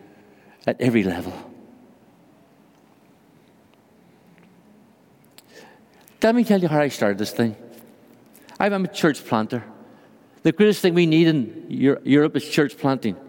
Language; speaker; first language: English; native; English